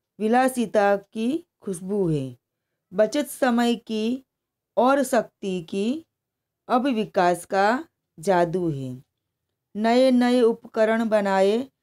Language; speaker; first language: Hindi; non-native, local second language; Gujarati